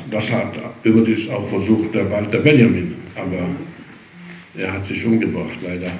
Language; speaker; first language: German; early bilingual, heritage; German